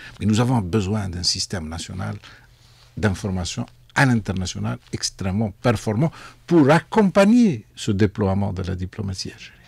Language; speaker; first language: French; non-native, local second language; Arabic